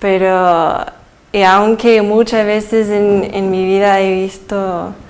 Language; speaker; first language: Spanish; early bilingual, heritage; Spanish